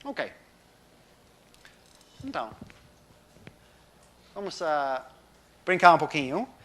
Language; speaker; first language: Portuguese; non-native, fluent; English